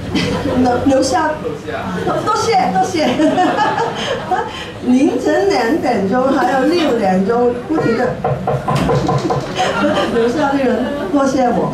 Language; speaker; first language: Chinese; non-native, local second language; Cantonese